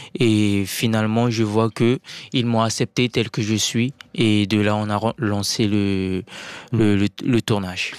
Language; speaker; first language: French; non-native, local second language; Sango